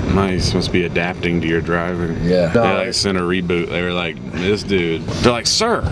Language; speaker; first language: English; native; English